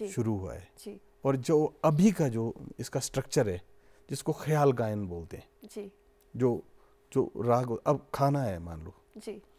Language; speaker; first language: Hindi; native; Hindi